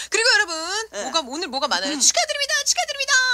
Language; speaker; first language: Korean; native; Korean